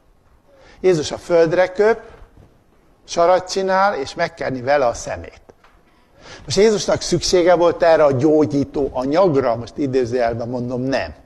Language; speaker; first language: Hungarian; native; Hungarian